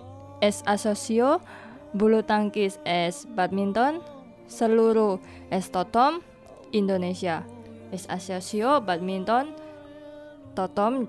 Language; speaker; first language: Catalan; non-native, learner; Indonesian